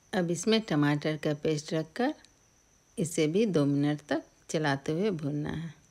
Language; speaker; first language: Hindi; native; Hindi